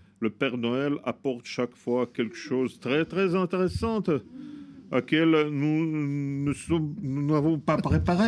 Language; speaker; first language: French; non-native, fluent; Russian